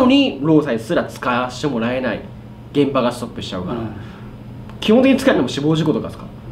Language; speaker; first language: Japanese; native; Japanese